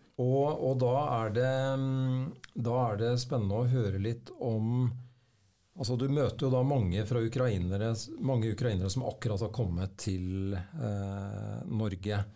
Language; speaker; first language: Norwegian; native; Norwegian